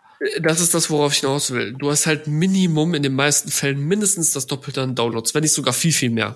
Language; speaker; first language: German; native; German